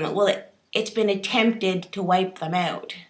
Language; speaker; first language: English; native; English